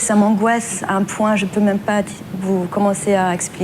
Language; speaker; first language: French; non-native, fluent; German